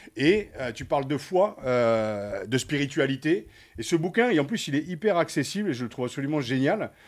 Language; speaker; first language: French; native; French